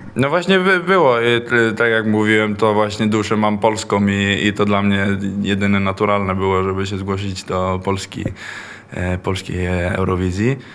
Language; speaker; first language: Polish; early bilingual, heritage; Polish